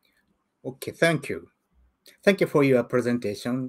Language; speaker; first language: English; non-native, learner; Japanese